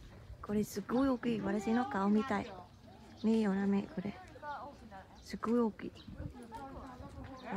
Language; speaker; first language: Japanese; non-native, learner; Vietnamese